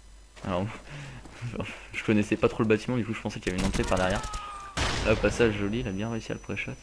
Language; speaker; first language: French; native; French